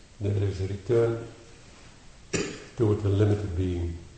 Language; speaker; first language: English; non-native, fluent; Dutch